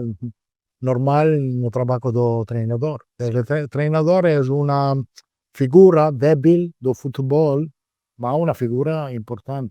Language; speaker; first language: Portuguese; non-native, learner; Italian